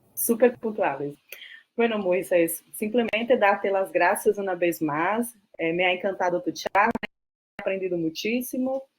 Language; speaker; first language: Spanish; non-native, fluent; Portuguese